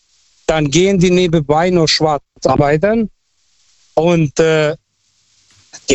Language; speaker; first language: German; non-native, fluent; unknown